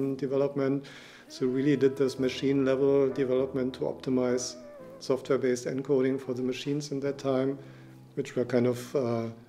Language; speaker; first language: English; non-native, fluent; German